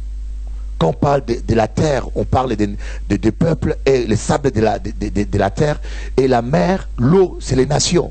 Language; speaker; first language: French; non-native, local second language; Lingala